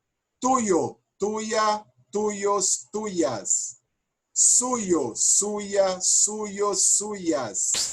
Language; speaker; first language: Spanish; non-native, fluent; Portuguese